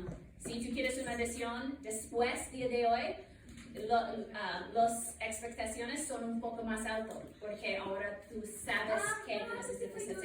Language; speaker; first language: Spanish; non-native, learner; English